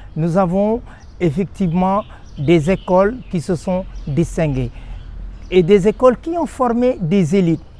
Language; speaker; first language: French; non-native, local second language; Wolof